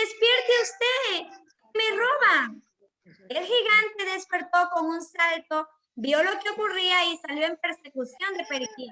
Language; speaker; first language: Spanish; native; Spanish